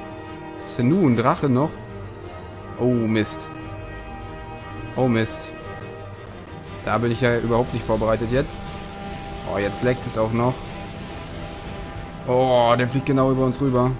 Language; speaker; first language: German; native; German